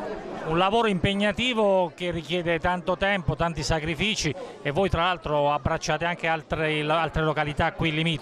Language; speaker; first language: Italian; native; Italian